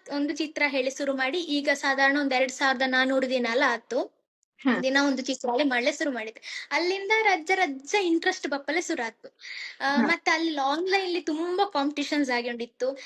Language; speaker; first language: Kannada; native; Kannada